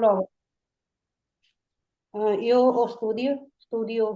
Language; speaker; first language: Italian; non-native, learner; Urdu